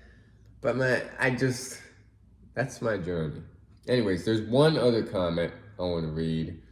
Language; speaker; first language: English; native; English